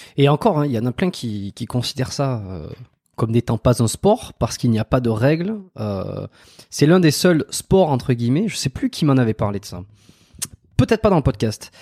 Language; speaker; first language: French; native; French